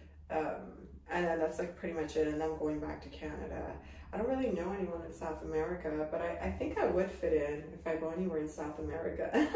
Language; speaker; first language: English; native; English